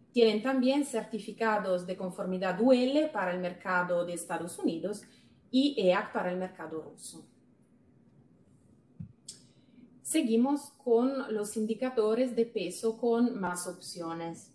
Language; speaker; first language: Spanish; non-native, fluent; Italian